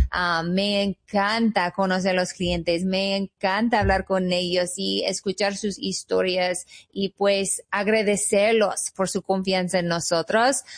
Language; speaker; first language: Spanish; non-native, fluent; English